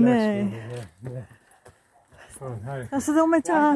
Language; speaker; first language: Greek; non-native, learner; English